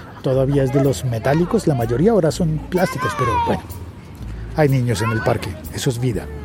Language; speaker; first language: Spanish; native; Spanish